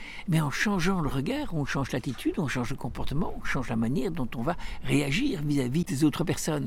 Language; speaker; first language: French; native; French